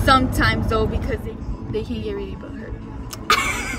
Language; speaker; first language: English; early bilingual, other home language; Spanish